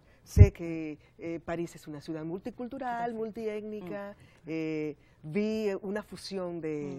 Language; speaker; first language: Spanish; native; Spanish